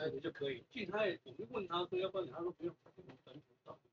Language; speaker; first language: Chinese; native; Chinese